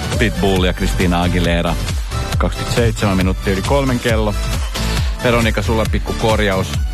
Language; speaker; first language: Finnish; non-native, fluent; Spanish